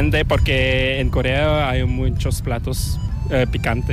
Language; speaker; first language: Spanish; non-native, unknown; Korean